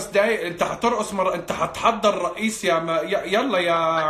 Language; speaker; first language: Arabic; native; Arabic